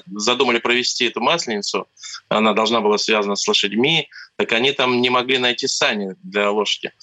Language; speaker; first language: Russian; native; Russian